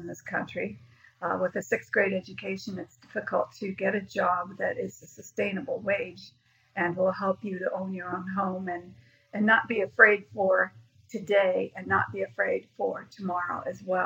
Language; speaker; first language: English; native; English